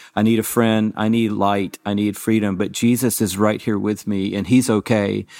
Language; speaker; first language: English; native; English